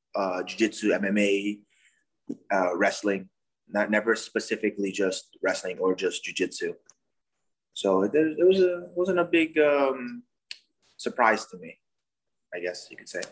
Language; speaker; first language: English; non-native, fluent; Dutch